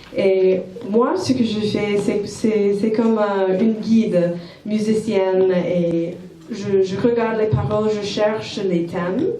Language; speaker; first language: French; non-native, fluent; English